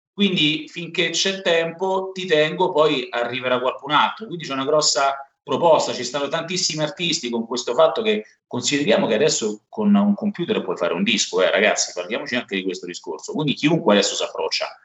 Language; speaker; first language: Italian; native; Italian